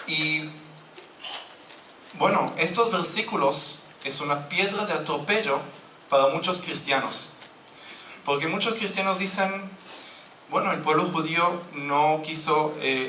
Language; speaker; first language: Spanish; non-native, fluent; Hebrew